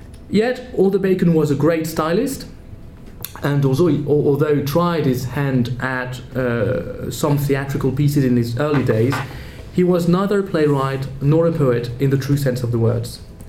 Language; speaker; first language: English; non-native, fluent; French